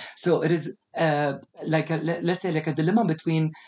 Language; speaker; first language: English; non-native, fluent; Arabic